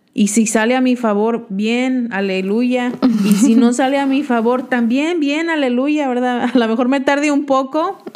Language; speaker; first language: Spanish; early bilingual, heritage; Spanish